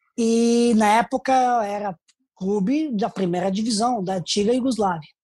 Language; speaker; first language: Portuguese; non-native, fluent; Serbian